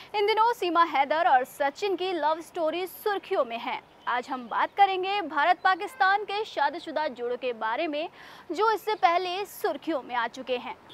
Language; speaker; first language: Hindi; native; Hindi